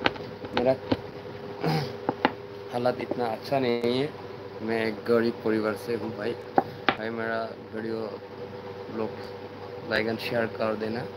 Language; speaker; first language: Hindi; non-native, learner; Bangla